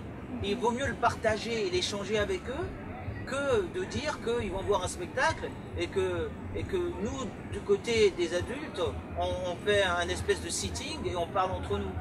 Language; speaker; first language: French; early bilingual, other home language; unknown